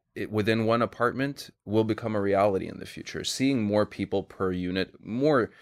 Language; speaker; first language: English; non-native, fluent; Swedish